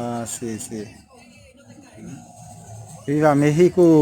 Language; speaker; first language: Spanish; non-native, learner; Haitian Creole